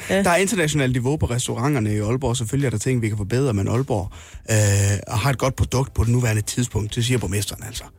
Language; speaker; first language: Danish; native; Danish